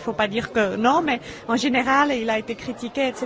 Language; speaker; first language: French; non-native, fluent; Czech